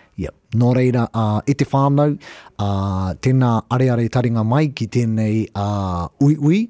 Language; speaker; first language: Māori; non-native, local second language; English